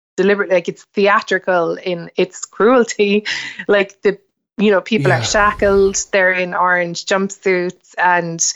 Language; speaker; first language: English; native; English